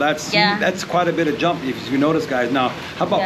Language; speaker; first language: English; native; English